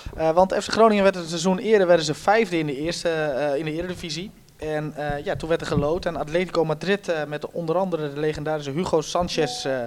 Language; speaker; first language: Dutch; native; Dutch